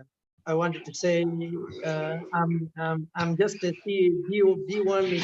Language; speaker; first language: English; non-native, local second language; Malayalam